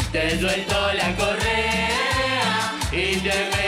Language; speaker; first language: Spanish; native; Spanish